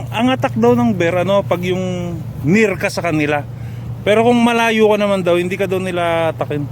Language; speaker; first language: Filipino; native; Filipino